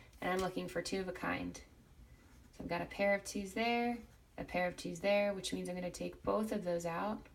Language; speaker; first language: English; native; English